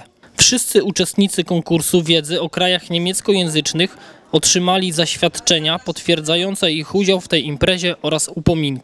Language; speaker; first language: Polish; native; Polish